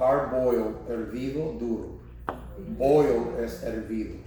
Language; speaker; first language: Spanish; non-native, learner; English